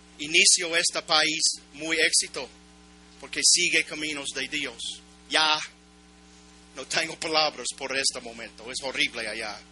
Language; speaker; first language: Spanish; non-native, learner; English